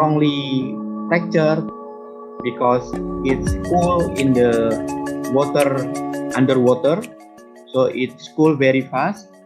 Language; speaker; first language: English; non-native, fluent; Indonesian